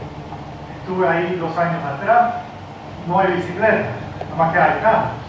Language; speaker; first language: Spanish; early bilingual, heritage; Spanish